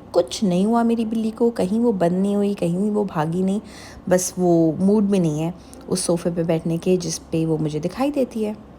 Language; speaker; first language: Urdu; native; Urdu